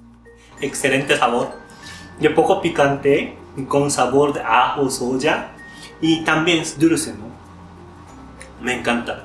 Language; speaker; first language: Spanish; non-native, learner; Japanese